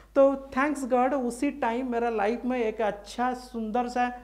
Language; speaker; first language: Hindi; non-native, local second language; Odia